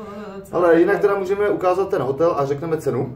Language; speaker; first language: Czech; native; Czech